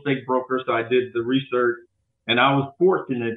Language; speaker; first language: English; native; English